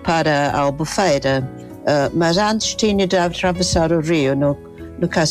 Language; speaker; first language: Portuguese; non-native, fluent; English